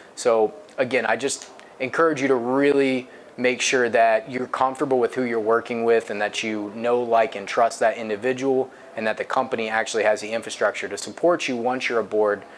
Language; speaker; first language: English; native; English